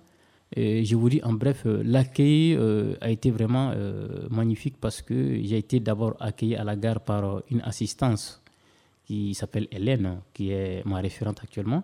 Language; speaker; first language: French; non-native, local second language; Bambara